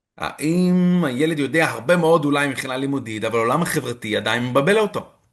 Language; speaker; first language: Hebrew; non-native, fluent; English